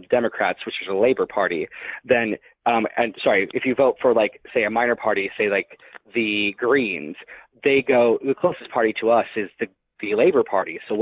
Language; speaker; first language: English; native; English